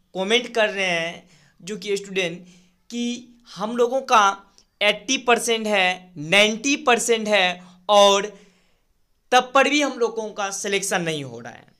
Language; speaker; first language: Hindi; native; Hindi